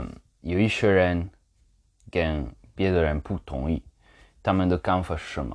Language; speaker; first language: Chinese; non-native, learner; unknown